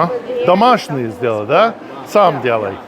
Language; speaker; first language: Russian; non-native, learner; English